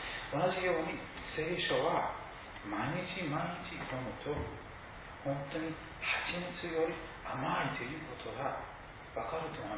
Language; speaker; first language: Japanese; non-native, fluent; English